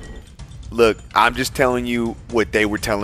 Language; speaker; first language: English; native; English